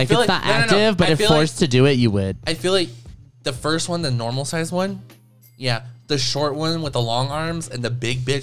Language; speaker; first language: English; native; English